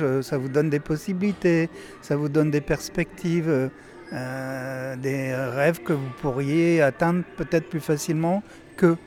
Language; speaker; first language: French; native; French